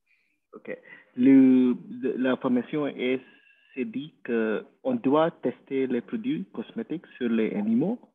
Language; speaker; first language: French; non-native, learner; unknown